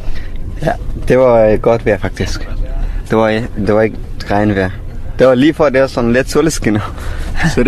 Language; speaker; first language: Danish; non-native, fluent; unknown